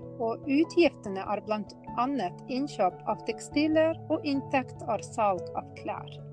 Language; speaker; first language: Norwegian; non-native, fluent; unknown